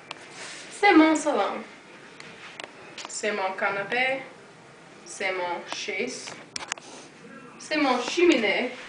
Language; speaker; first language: French; non-native, learner; English